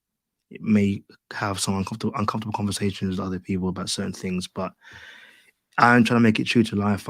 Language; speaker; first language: English; native; English